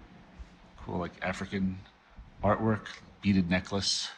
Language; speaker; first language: English; native; English